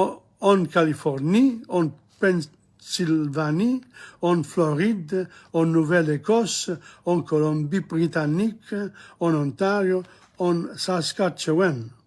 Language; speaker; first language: French; non-native, fluent; English